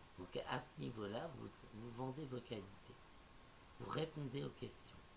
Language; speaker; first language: French; native; French